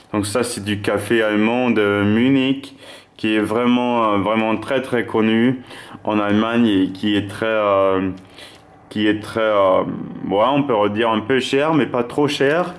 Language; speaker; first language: French; non-native, fluent; German